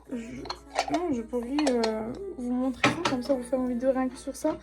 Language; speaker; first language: French; native; French